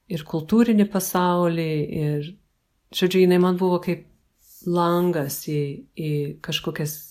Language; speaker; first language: Lithuanian; early bilingual, heritage; English